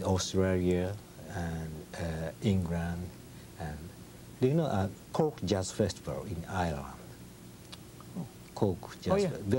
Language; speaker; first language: English; non-native, learner; Japanese